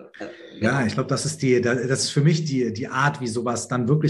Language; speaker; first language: German; native; German